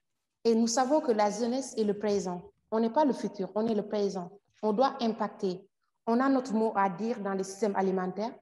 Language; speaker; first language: French; non-native, local second language; Wolof